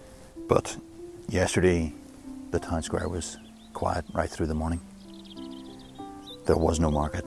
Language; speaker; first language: English; native; English